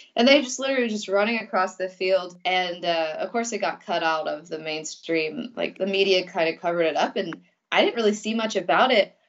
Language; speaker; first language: English; early bilingual, other home language; Russian